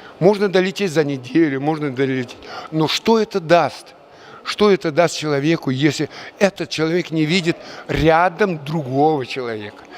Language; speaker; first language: Russian; non-native, local second language; Chuvash